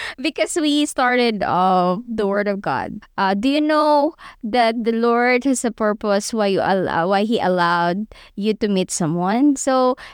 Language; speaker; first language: English; non-native, local second language; Hiligaynon